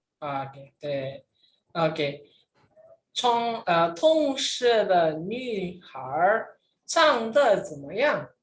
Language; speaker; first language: Chinese; non-native, fluent; Indonesian